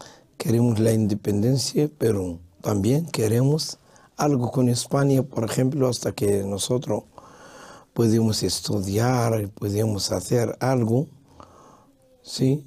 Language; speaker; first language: Spanish; non-native, local second language; Arabic